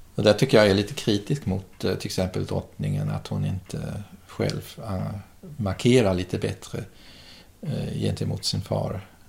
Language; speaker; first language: Swedish; early bilingual, other home language; German